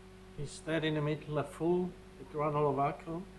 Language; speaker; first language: English; non-native, fluent; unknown